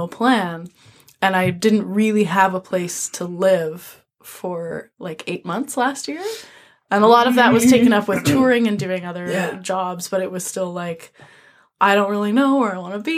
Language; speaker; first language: English; native; English